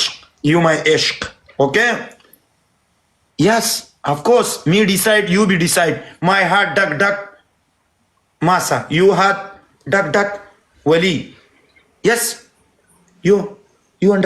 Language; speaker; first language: English; non-native, learner; Pashto